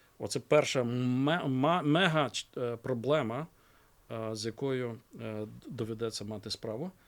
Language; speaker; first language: Ukrainian; native; Ukrainian